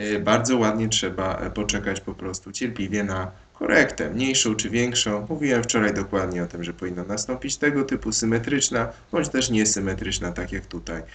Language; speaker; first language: Polish; native; Polish